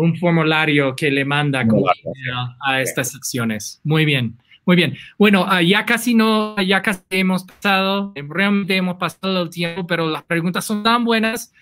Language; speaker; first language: Spanish; non-native, fluent; English